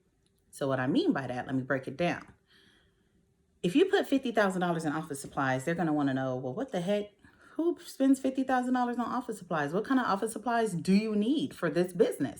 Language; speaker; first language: English; native; English